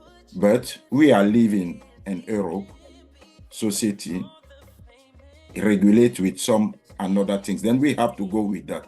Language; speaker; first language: English; non-native, learner; French